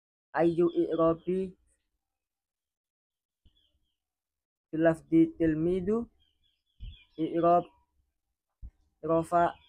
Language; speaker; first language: Arabic; non-native, learner; Indonesian